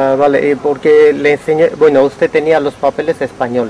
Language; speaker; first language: Spanish; non-native, fluent; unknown